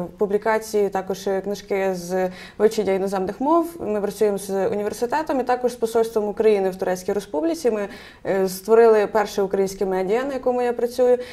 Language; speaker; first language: Ukrainian; native; Ukrainian